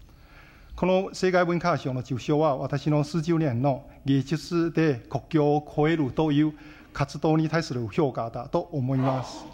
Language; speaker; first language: Japanese; non-native, fluent; Chinese